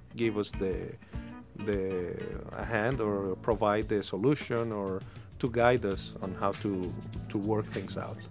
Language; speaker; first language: English; non-native, fluent; Spanish